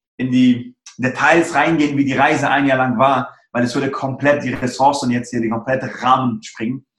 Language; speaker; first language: German; early bilingual, other home language; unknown